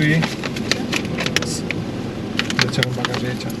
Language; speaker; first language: French; non-native, learner; Romanian